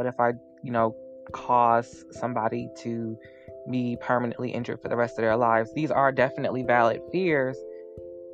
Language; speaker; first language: English; native; English